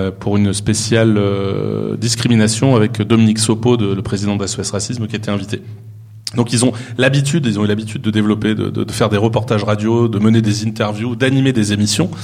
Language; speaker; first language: French; native; French